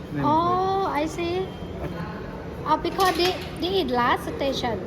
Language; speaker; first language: English; non-native, learner; Thai